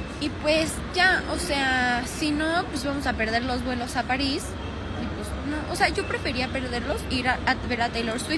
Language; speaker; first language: Spanish; native; Spanish